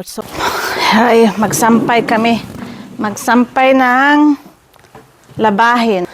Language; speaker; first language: Filipino; native; Filipino